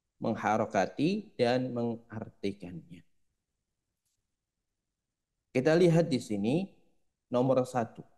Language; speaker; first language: Indonesian; native; Indonesian